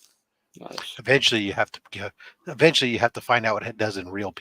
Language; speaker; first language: English; native; English